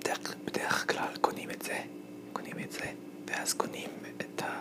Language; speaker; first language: Hebrew; non-native, fluent; English